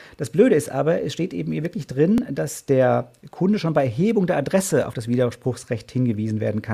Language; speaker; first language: German; native; German